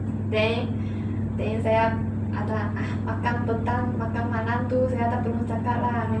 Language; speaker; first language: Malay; non-native, local second language; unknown